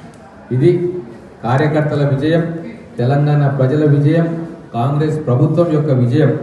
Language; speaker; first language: Telugu; native; Telugu